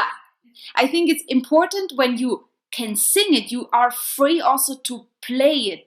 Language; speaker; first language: English; non-native, fluent; German